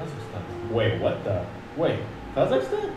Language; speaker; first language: English; non-native, fluent; Indonesian